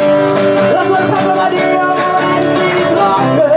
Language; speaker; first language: German; native; German